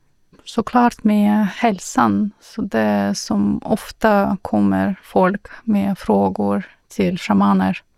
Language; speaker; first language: Swedish; non-native, learner; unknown